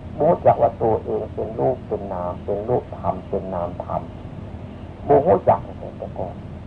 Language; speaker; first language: Thai; native; Thai